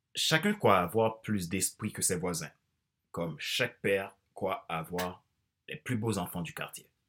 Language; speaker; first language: French; non-native, local second language; Haitian Creole